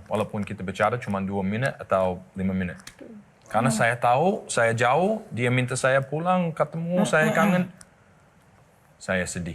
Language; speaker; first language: Indonesian; non-native, learner; English